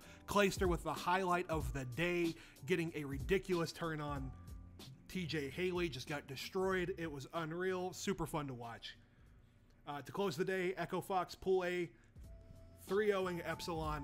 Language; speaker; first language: English; native; English